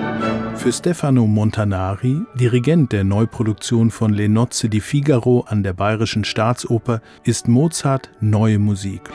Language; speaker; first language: German; native; German